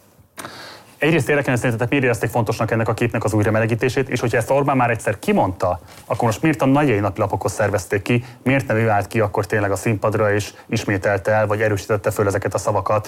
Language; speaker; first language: Hungarian; native; Hungarian